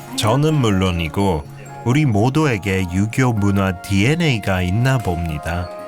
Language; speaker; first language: Korean; early bilingual, heritage; Korean